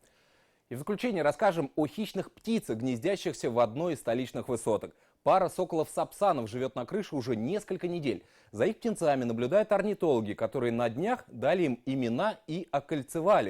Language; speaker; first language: Russian; native; Russian